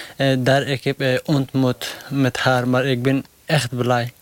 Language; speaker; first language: Dutch; non-native, learner; Persian